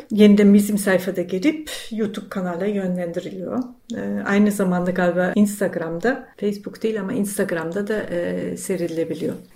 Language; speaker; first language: Turkish; non-native, fluent; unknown